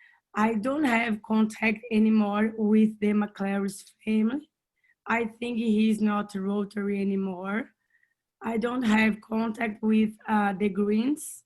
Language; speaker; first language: English; non-native, learner; Portuguese